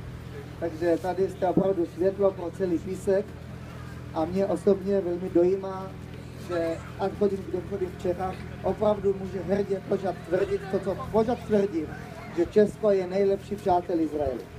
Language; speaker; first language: Czech; early bilingual, heritage; Czech